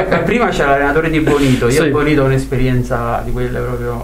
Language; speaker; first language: Italian; native; Italian